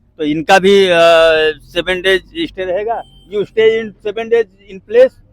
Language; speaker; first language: Hindi; native; Hindi